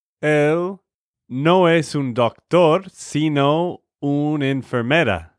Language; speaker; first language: Spanish; non-native, learner; English